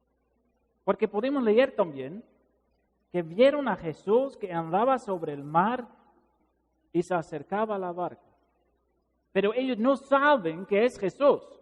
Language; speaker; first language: Spanish; non-native, fluent; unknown